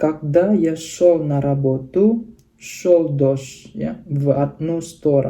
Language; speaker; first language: Russian; non-native, fluent; Indonesian